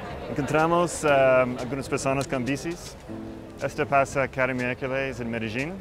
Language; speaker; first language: Spanish; non-native, learner; English